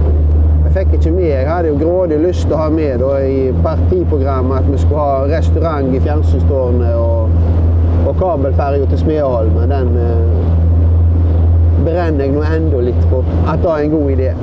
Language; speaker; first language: Norwegian; native; Norwegian